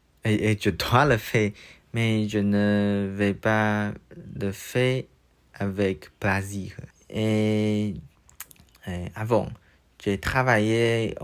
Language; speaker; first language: French; non-native, learner; Chinese